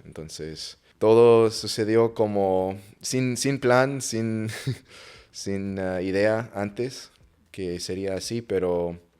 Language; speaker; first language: Spanish; non-native, fluent; English